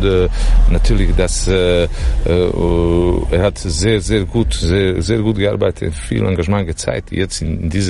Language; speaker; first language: German; non-native, learner; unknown